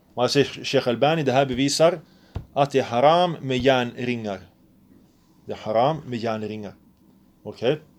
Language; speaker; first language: Swedish; early bilingual, other home language; Arabic